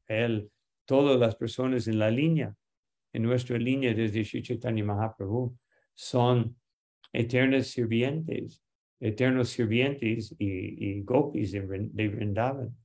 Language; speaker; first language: Spanish; non-native, fluent; English